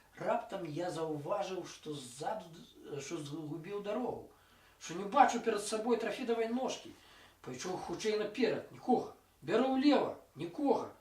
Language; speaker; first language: Belarusian; non-native, local second language; Russian